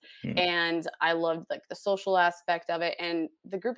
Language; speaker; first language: English; native; English